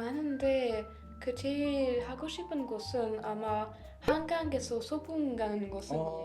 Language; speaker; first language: Korean; non-native, learner; French